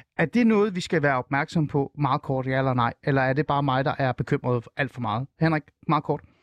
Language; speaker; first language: Danish; native; Danish